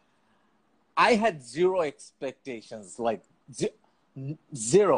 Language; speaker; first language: English; non-native, local second language; Bangla